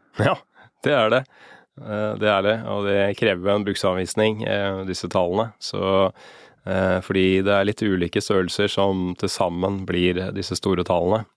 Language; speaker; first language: Norwegian; native; Norwegian